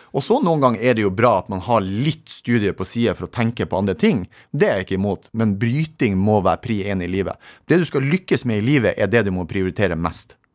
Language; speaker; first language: Norwegian; native; Norwegian